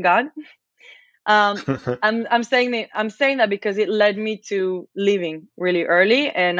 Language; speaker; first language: English; non-native, fluent; Hebrew